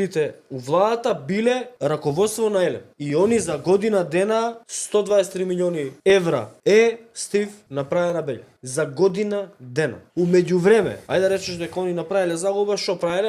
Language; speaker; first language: Macedonian; native; Macedonian